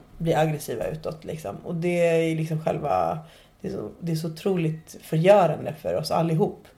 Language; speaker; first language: Swedish; native; Swedish